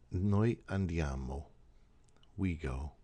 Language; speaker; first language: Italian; non-native, fluent; English